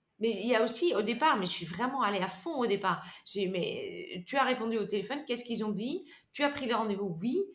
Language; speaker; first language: French; non-native, fluent; Dutch